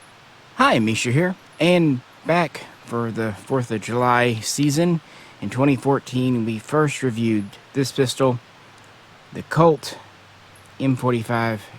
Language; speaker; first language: English; native; English